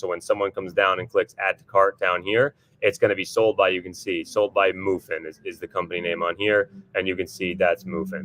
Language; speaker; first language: English; native; English